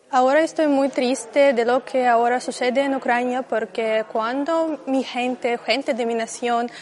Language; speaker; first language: Spanish; non-native, learner; Russian